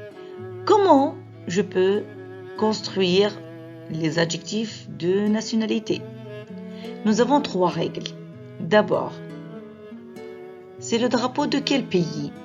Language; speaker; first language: French; non-native, fluent; Arabic